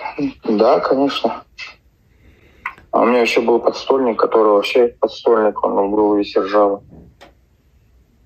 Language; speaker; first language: Russian; native; Russian